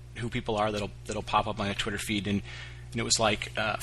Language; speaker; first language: English; native; English